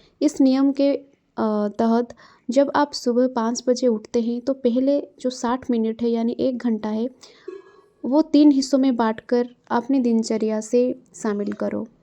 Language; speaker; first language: Hindi; non-native, local second language; Odia